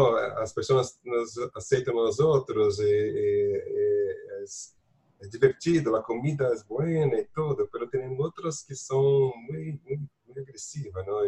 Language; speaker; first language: Spanish; non-native, learner; Portuguese